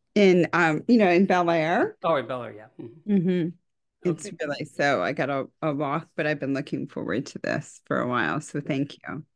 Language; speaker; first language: English; native; English